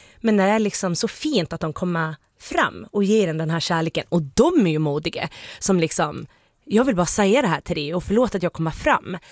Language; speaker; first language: Swedish; native; Swedish